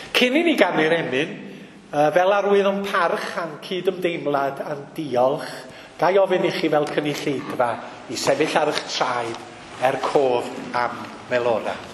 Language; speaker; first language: Welsh; native; Welsh